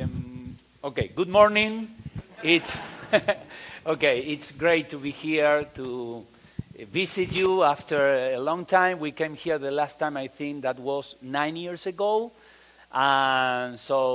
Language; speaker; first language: English; non-native, fluent; Spanish